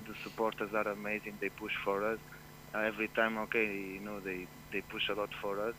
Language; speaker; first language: English; non-native, fluent; Portuguese